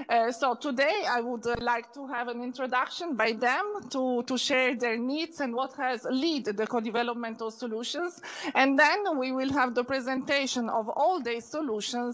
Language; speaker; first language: English; non-native, fluent; Italian